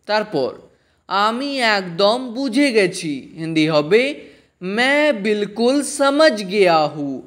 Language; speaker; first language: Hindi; non-native, fluent; Bangla